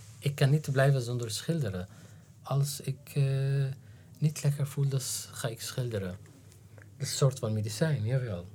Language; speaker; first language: Dutch; non-native, learner; Arabic